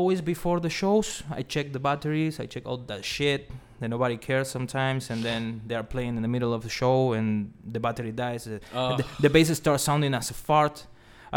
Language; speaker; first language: English; non-native, fluent; Spanish